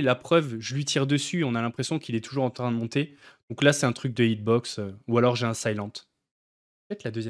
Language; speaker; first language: French; native; French